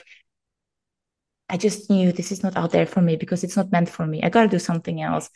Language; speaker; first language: English; non-native, fluent; German